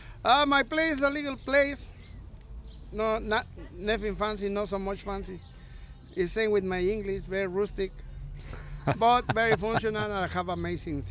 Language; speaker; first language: English; non-native, learner; Spanish